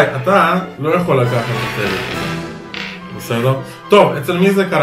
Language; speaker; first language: Hebrew; native; Hebrew